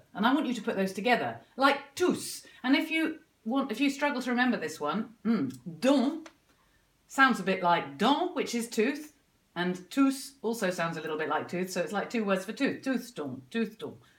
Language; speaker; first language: English; native; English